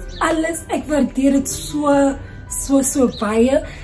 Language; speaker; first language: Afrikaans; non-native, learner; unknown